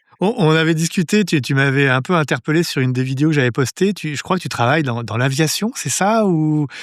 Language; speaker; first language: French; native; French